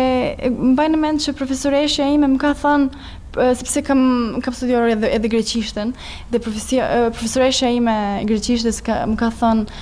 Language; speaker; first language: Albanian; non-native, fluent; Serbian